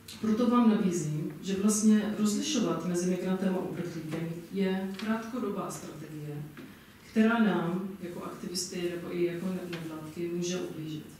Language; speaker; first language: Czech; non-native, fluent; English